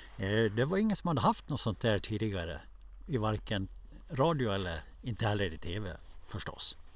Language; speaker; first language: Swedish; native; Swedish